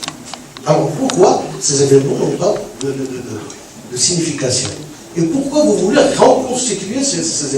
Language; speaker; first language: French; non-native, local second language; Arabic